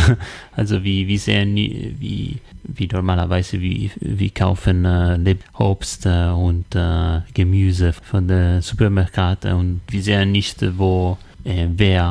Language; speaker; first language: German; non-native, learner; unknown